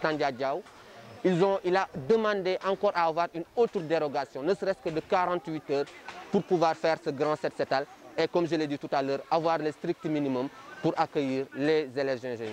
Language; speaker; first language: French; non-native, local second language; Wolof